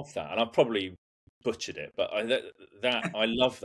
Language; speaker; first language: English; native; English